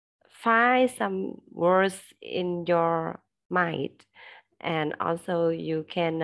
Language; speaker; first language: English; non-native, learner; Vietnamese